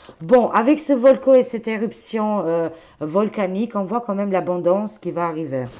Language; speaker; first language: French; non-native, fluent; Albanian